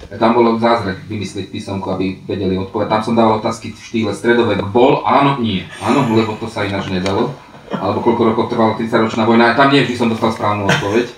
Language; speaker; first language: Slovak; non-native, local second language; Hungarian